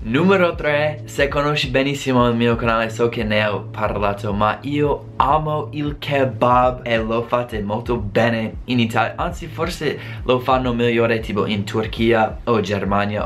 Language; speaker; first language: Italian; non-native, fluent; English